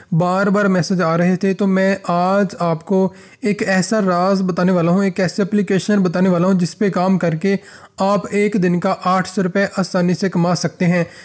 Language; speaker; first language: Urdu; native; Urdu